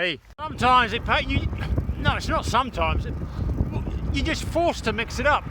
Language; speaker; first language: English; native; English